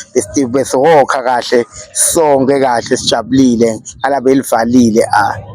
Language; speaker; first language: Zulu; non-native, local second language; Swati